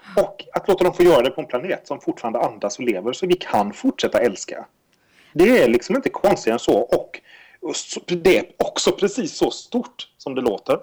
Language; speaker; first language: Swedish; native; Swedish